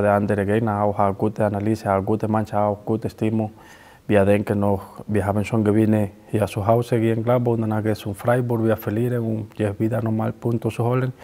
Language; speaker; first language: German; non-native, learner; Spanish